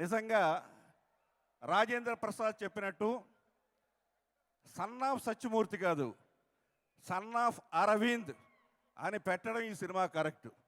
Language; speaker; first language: Telugu; native; Telugu